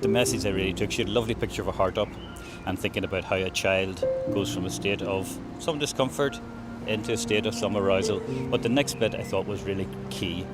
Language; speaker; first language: English; native; English